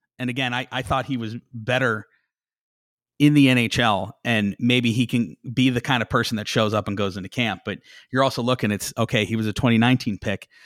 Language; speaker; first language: English; native; English